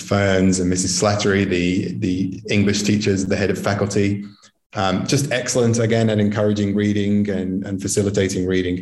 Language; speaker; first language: English; native; English